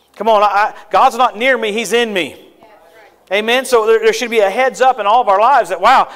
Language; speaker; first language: English; native; English